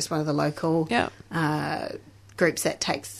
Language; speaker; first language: English; native; English